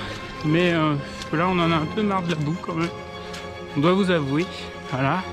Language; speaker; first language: French; native; French